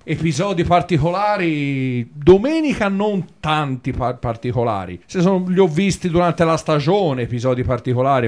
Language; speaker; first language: Italian; native; Italian